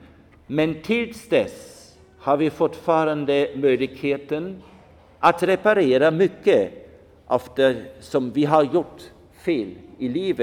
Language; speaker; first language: Swedish; non-native, fluent; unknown